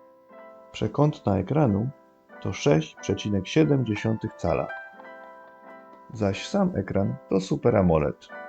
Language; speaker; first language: Polish; native; Polish